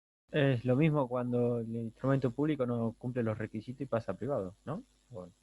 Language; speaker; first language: Spanish; native; Spanish